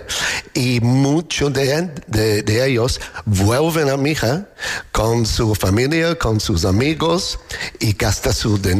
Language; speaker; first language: Spanish; non-native, learner; English